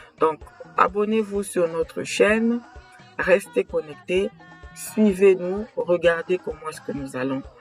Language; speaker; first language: French; non-native, local second language; Kongo